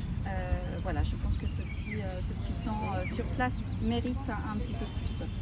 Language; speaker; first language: French; native; French